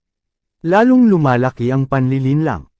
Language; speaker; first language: Filipino; native; Filipino